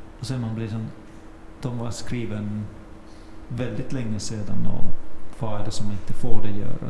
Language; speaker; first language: Swedish; non-native, fluent; Finnish